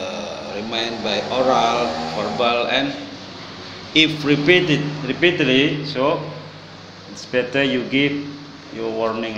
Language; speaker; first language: English; non-native, fluent; Indonesian